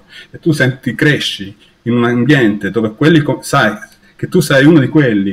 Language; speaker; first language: Italian; native; Italian